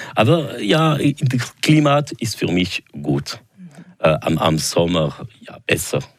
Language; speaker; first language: German; non-native, local second language; French